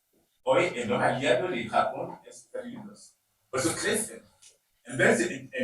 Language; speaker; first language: Spanish; non-native, learner; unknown